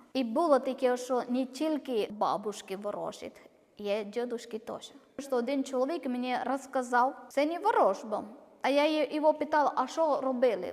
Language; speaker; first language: Ukrainian; non-native, learner; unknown